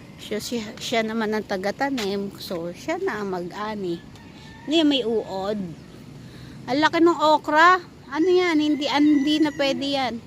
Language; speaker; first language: Filipino; native; Filipino